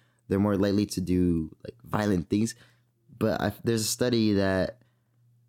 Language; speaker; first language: English; native; English